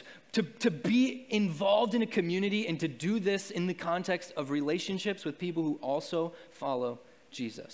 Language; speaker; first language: English; native; English